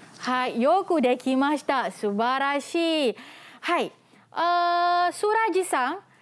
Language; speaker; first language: Japanese; non-native, fluent; Malay